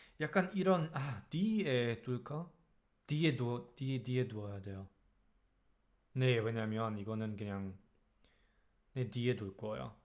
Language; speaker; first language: Korean; non-native, learner; German